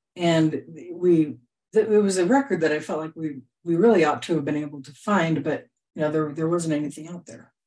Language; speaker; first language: English; native; English